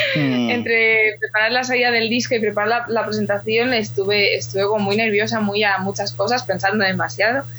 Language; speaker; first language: Spanish; early bilingual, other home language; Ukrainian